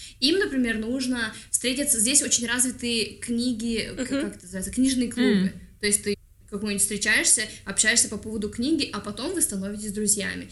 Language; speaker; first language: Russian; native; Russian